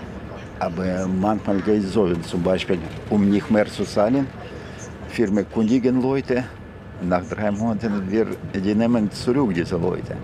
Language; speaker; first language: German; non-native, learner; Ukrainian